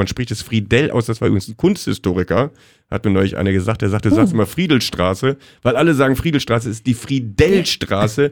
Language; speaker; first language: German; native; German